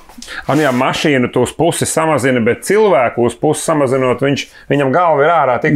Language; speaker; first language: Latvian; native; Latvian